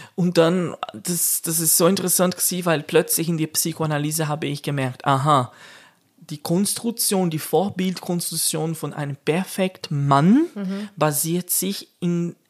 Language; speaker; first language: German; non-native, fluent; Portuguese